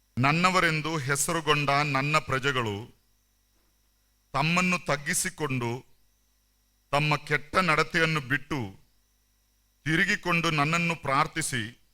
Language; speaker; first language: Kannada; non-native, local second language; Malayalam